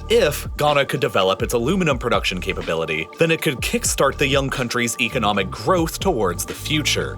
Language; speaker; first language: English; native; English